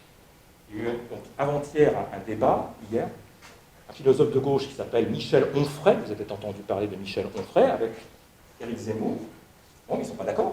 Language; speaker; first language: French; native; French